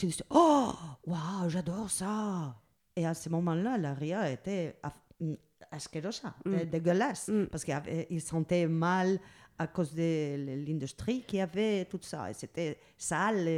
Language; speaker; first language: French; non-native, learner; Spanish